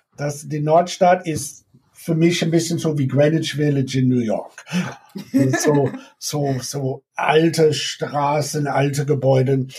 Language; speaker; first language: German; non-native, fluent; English